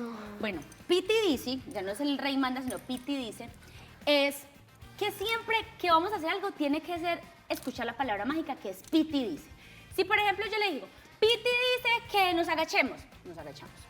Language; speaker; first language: Spanish; native; Spanish